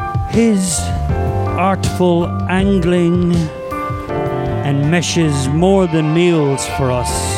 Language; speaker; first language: English; native; English